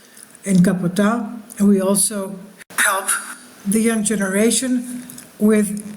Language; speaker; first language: English; non-native, fluent; Greek